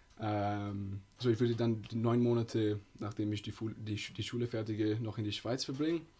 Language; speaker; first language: German; non-native, learner; Italian